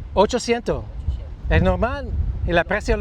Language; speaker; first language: Spanish; non-native, learner; English